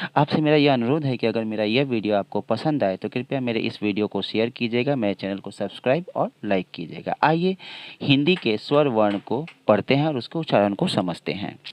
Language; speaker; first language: Hindi; non-native, local second language; Assamese